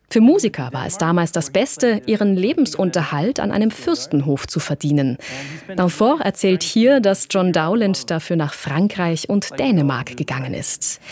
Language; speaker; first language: German; native; German